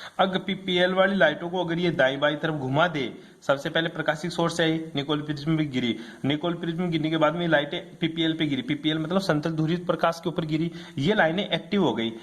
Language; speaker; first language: Hindi; native; Hindi